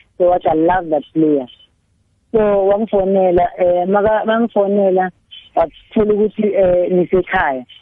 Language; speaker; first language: Zulu; non-native, local second language; South Ndebele